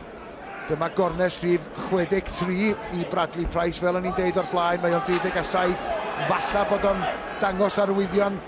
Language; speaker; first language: Welsh; native; Welsh